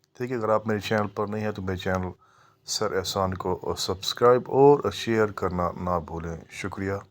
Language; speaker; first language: Urdu; native; Urdu